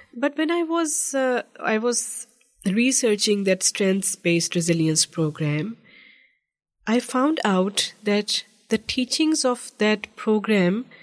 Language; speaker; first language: English; non-native, local second language; Urdu